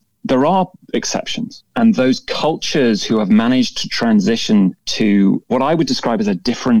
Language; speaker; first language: English; native; English